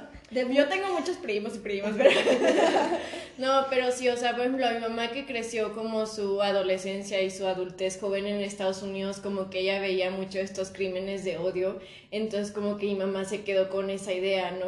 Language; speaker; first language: Spanish; native; Spanish